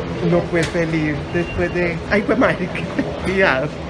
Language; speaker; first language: Spanish; native; Spanish